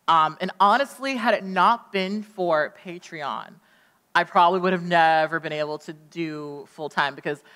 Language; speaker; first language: English; native; English